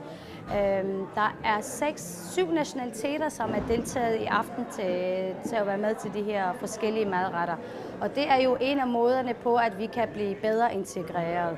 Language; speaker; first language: Danish; non-native, fluent; Arabic